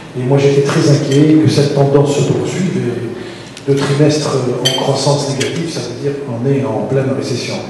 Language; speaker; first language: French; non-native, local second language; Arabic